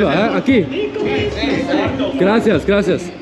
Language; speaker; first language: Spanish; non-native, learner; Swiss German